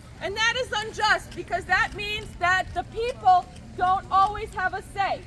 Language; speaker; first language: English; early bilingual, other home language; Ukrainian